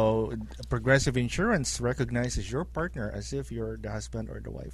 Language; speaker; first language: English; non-native, local second language; Filipino